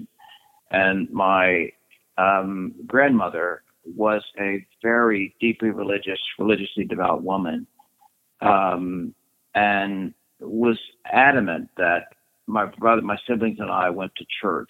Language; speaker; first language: English; native; English